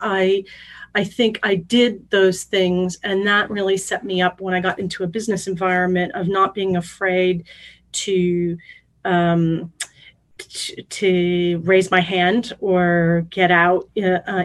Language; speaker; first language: English; native; English